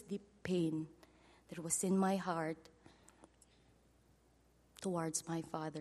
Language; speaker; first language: English; non-native, local second language; Filipino